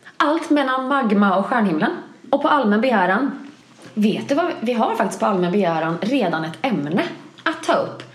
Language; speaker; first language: Swedish; native; Swedish